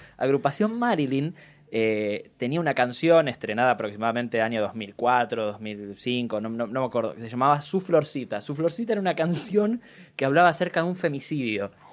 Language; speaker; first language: Spanish; native; Spanish